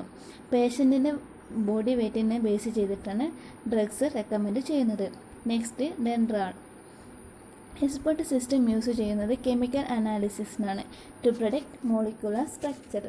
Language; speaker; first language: Malayalam; native; Malayalam